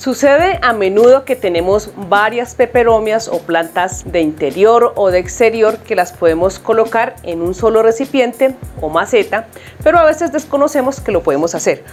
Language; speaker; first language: Spanish; native; Spanish